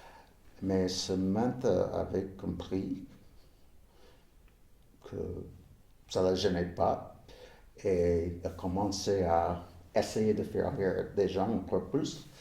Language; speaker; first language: French; non-native, fluent; English